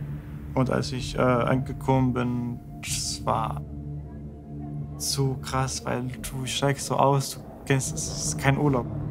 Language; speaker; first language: German; non-native, fluent; Arabic